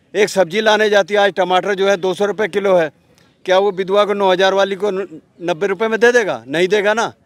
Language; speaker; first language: Hindi; native; Hindi